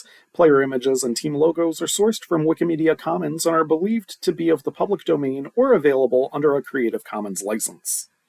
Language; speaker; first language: English; native; English